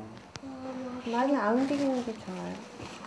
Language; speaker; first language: Korean; non-native, fluent; Japanese